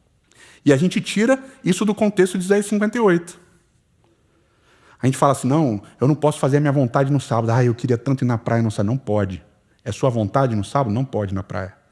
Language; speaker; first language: Portuguese; native; Portuguese